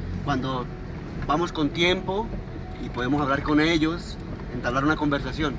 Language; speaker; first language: Spanish; native; Spanish